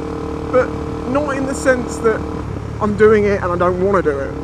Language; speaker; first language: English; native; English